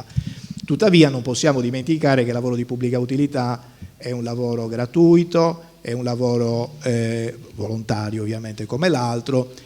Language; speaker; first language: Italian; native; Italian